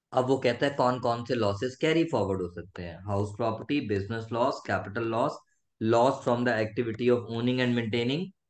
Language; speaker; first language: Hindi; native; Hindi